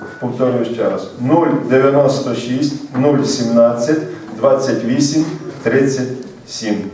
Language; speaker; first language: Ukrainian; native; Ukrainian